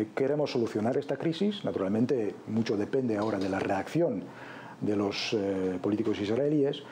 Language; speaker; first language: Spanish; non-native, fluent; Polish